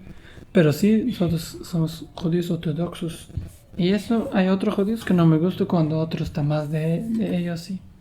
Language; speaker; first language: Spanish; non-native, learner; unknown